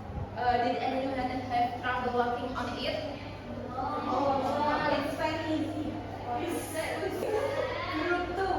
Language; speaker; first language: English; non-native, learner; Indonesian